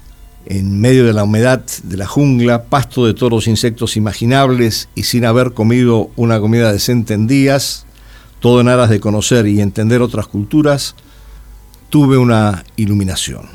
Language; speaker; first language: Spanish; native; Spanish